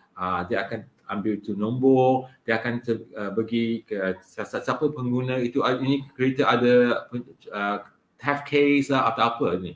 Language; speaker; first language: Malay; non-native, local second language; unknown